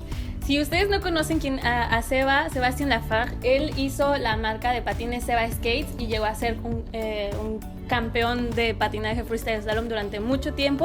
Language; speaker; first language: Spanish; native; Spanish